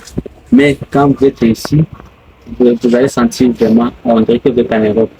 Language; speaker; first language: French; non-native, local second language; Rundi